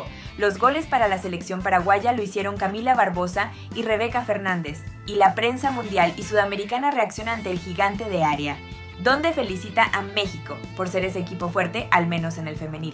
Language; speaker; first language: Spanish; native; Spanish